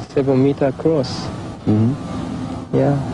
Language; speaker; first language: English; non-native, learner; Japanese